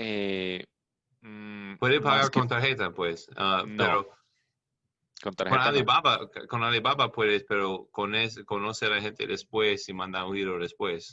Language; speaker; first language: Spanish; non-native, learner; English